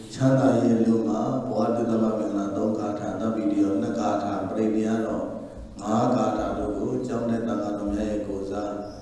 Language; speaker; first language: Burmese; native; Burmese